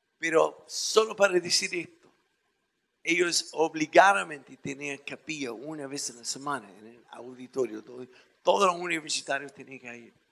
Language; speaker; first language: Spanish; non-native, fluent; English